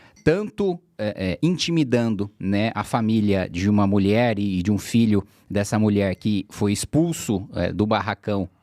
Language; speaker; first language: Portuguese; native; Portuguese